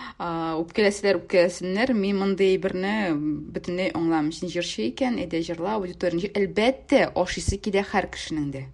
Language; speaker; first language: Tatar; native; Tatar